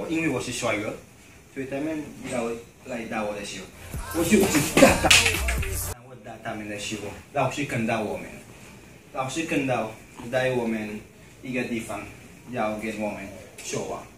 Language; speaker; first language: Chinese; non-native, learner; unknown